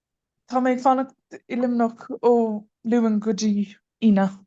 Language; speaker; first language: Irish; non-native, learner; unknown